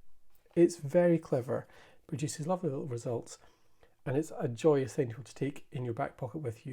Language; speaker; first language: English; native; English